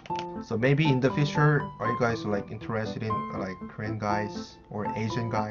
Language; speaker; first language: English; non-native, fluent; Korean